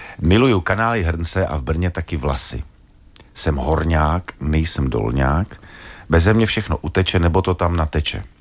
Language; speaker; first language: Czech; native; Czech